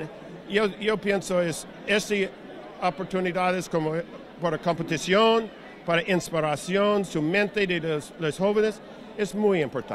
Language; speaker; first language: Spanish; non-native, learner; English